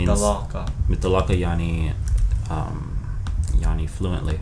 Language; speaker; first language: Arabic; non-native, fluent; English